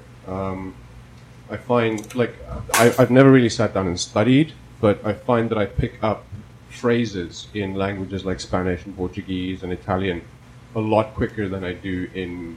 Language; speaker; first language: English; non-native, local second language; Afrikaans